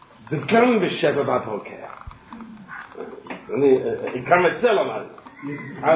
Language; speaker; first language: Hebrew; non-native, fluent; English